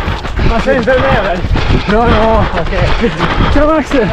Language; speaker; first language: Italian; native; Italian